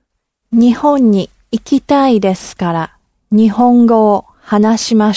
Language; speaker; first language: Japanese; non-native, learner; English